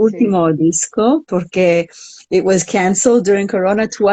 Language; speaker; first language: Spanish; non-native, learner; English